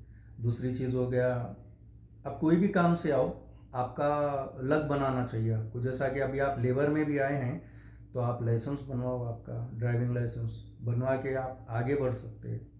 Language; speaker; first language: Hindi; native; Hindi